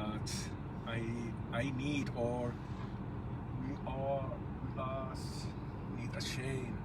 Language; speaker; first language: English; non-native, learner; Spanish